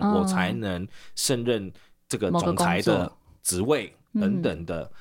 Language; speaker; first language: Chinese; early bilingual, heritage; Chinese